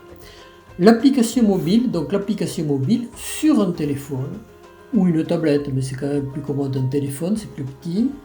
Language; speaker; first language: French; native; French